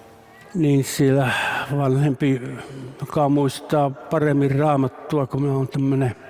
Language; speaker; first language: Finnish; native; Finnish